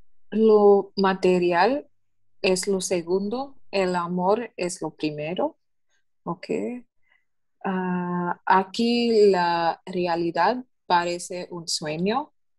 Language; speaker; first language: Spanish; non-native, learner; English